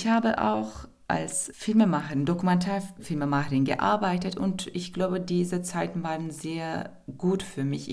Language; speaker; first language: German; non-native, fluent; Turkish